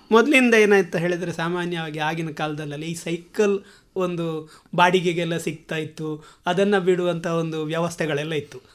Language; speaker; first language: Kannada; native; Kannada